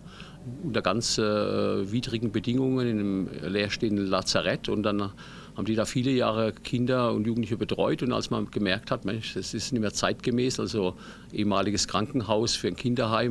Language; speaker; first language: German; native; German